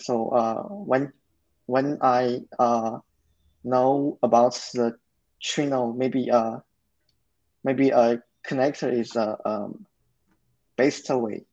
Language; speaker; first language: English; non-native, learner; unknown